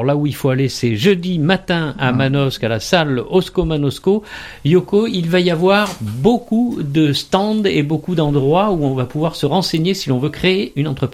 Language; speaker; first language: French; native; French